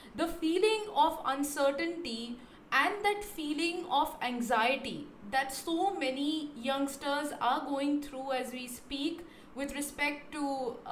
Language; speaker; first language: English; non-native, local second language; Hindi